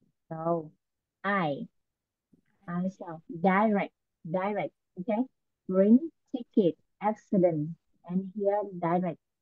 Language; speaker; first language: English; non-native, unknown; Vietnamese